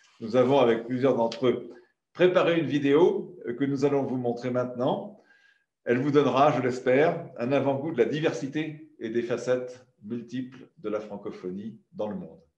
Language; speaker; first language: French; native; French